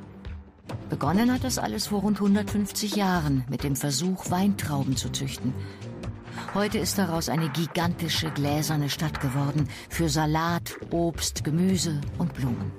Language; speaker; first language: German; native; German